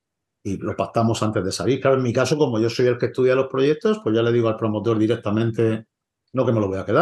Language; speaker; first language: Spanish; native; Spanish